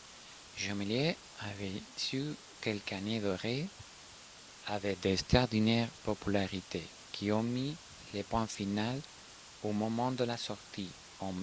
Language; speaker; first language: French; non-native, learner; Spanish